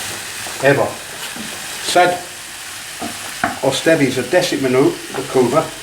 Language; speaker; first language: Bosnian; non-native, learner; English